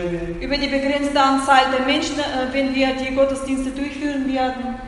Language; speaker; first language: German; non-native, fluent; Russian